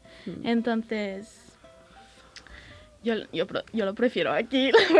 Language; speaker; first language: Spanish; early bilingual, heritage; English